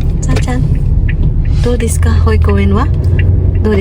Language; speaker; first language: Japanese; non-native, learner; Cebuano